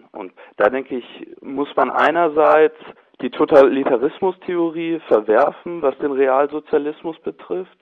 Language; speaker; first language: German; native; German